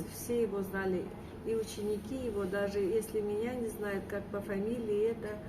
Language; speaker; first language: Russian; native; Russian